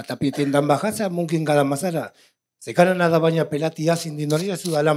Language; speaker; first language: Indonesian; non-native, fluent; Spanish